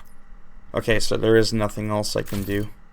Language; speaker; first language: English; native; English